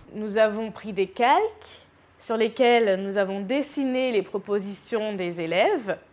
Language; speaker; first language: French; native; French